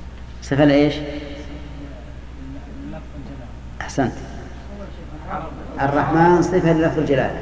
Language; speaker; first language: Arabic; native; Arabic